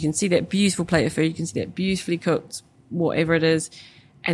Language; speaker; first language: English; native; English